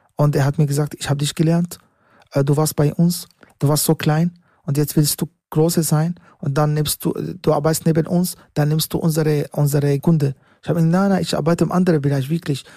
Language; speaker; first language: German; non-native, learner; Arabic